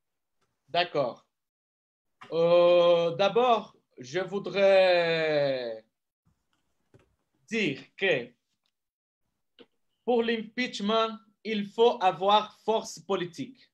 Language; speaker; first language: French; non-native, fluent; Portuguese